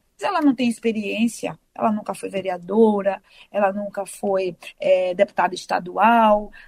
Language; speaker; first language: Portuguese; native; Portuguese